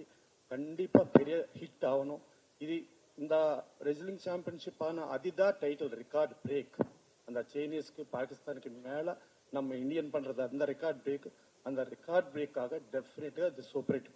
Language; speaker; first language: Tamil; non-native, learner; Telugu